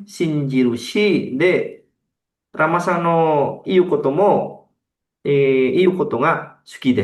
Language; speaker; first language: Japanese; non-native, fluent; Indonesian